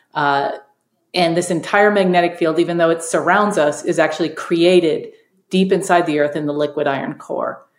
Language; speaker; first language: English; native; English